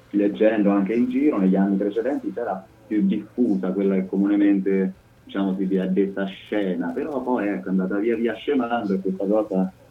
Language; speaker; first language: Italian; native; Italian